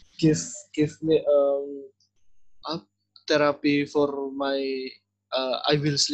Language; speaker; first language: English; non-native, learner; Indonesian